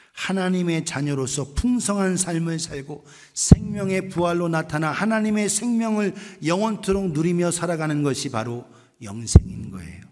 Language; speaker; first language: Korean; native; Korean